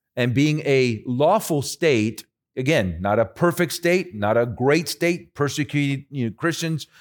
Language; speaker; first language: English; early bilingual, other home language; Spanish